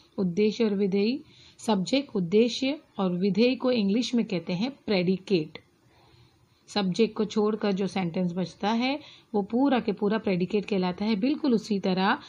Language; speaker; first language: Hindi; non-native, local second language; Marathi